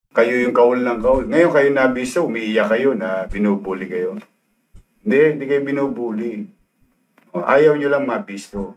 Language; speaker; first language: Filipino; native; Filipino